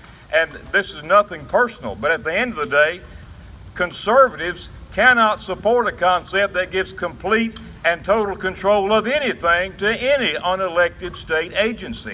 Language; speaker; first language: English; native; English